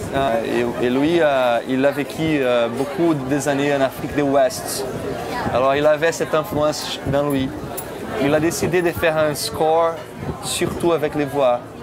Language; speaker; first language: French; non-native, fluent; Portuguese